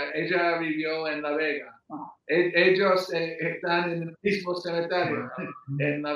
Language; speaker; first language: Spanish; early bilingual, heritage; English